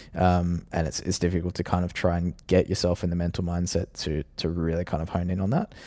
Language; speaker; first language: English; native; English